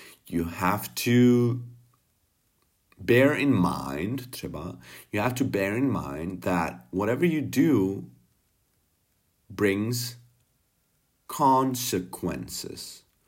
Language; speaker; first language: English; non-native, fluent; Czech